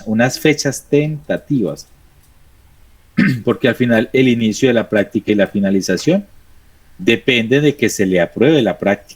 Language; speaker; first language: Spanish; native; Spanish